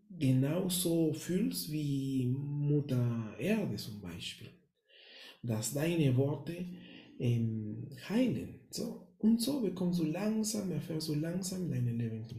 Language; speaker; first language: German; non-native, fluent; Spanish